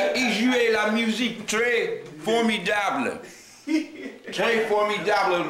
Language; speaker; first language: French; non-native, learner; English